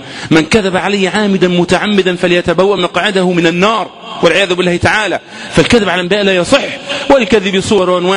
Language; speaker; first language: Arabic; native; Arabic